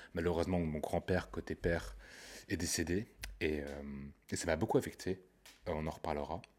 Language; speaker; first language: French; native; French